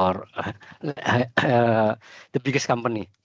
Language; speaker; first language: English; non-native, learner; Indonesian